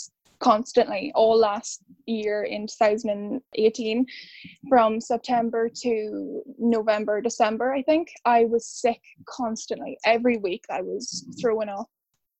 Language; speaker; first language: English; native; English